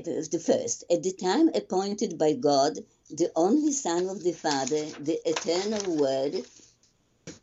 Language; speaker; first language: English; non-native, fluent; Polish